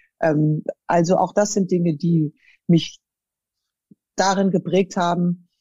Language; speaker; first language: German; native; German